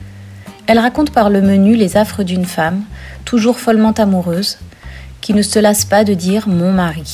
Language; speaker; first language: French; native; French